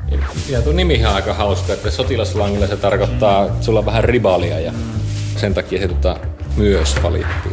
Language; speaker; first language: Finnish; native; Finnish